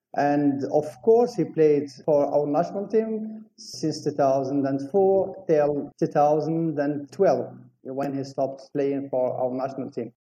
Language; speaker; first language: English; non-native, fluent; Arabic